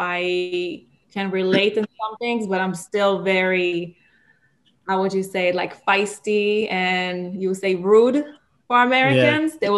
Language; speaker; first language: English; non-native, fluent; Hebrew